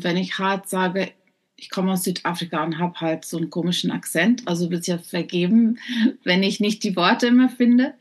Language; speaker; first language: German; non-native, fluent; English